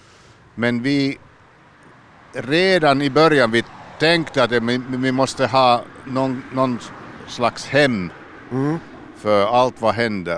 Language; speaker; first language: Swedish; non-native, local second language; Finnish